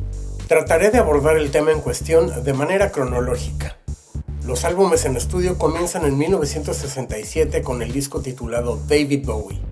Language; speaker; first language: Spanish; native; Spanish